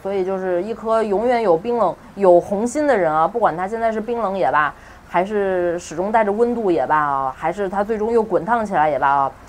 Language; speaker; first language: Chinese; native; Chinese